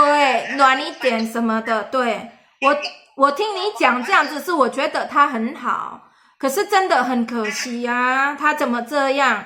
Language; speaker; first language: Chinese; non-native, fluent; Indonesian